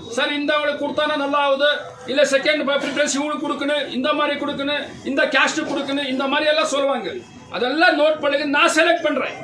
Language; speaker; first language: Tamil; non-native, learner; Kannada